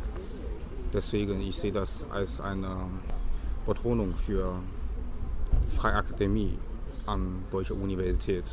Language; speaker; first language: German; non-native, learner; Chinese